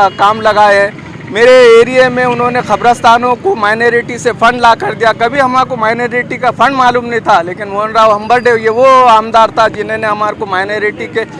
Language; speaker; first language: Hindi; non-native, local second language; Urdu